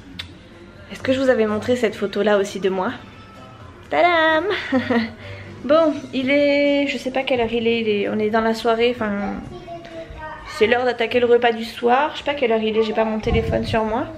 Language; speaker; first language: French; native; French